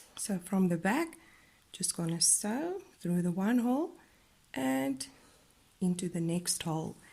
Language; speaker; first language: English; non-native, local second language; Afrikaans